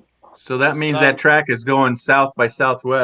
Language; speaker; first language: English; native; English